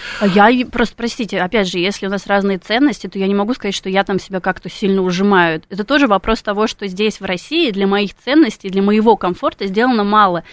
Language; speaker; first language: Russian; native; Russian